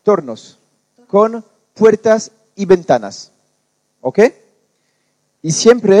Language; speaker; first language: Spanish; non-native, learner; French